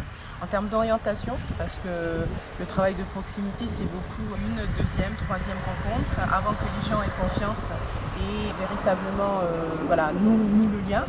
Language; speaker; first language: French; native; French